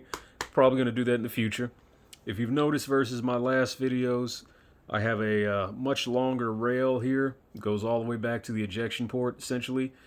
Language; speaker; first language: English; native; English